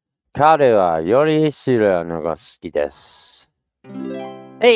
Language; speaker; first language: Japanese; non-native, learner; English